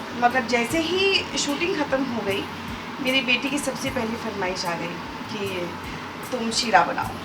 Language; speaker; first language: Hindi; non-native, local second language; Marathi